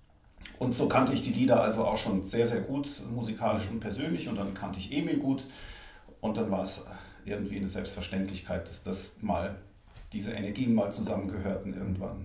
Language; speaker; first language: German; native; German